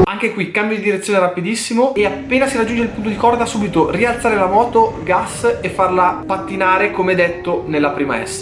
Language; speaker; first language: Italian; native; Italian